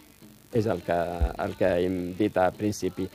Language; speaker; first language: Catalan; non-native, fluent; Riffian